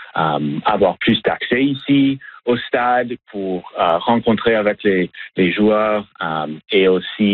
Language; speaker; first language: French; non-native, learner; English